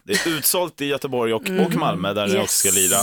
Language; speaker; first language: Swedish; native; Swedish